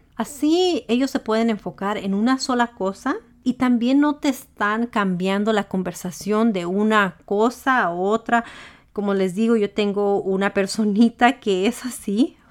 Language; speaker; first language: Spanish; early bilingual, heritage; Spanish